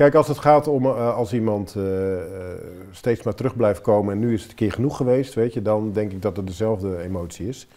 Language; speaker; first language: Dutch; native; Dutch